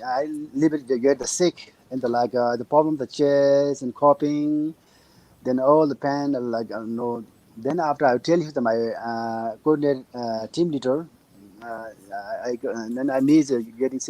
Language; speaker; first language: English; non-native, learner; Nepali